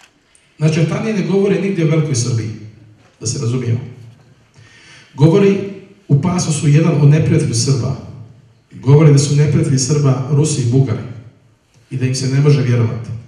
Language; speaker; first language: Bosnian; native; Bosnian